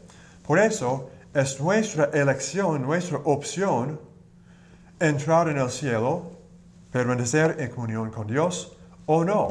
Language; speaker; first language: Spanish; non-native, learner; English